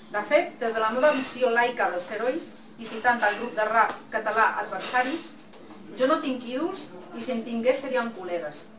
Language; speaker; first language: Catalan; non-native, local second language; Spanish